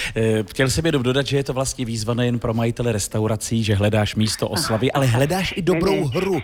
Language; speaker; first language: Czech; native; Czech